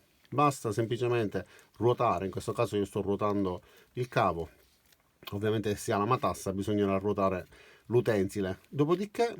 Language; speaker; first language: Italian; native; Italian